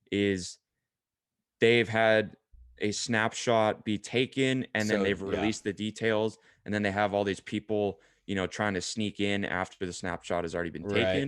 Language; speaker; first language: English; native; English